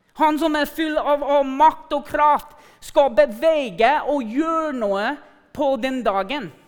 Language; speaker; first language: Norwegian; non-native, fluent; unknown